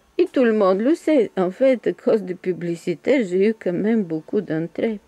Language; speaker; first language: French; non-native, fluent; Bulgarian